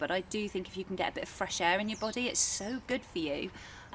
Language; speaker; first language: English; native; English